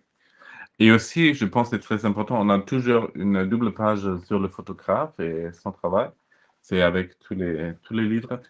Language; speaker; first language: French; non-native, fluent; German